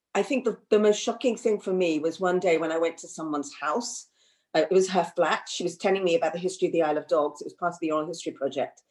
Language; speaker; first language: English; early bilingual, other home language; Hindi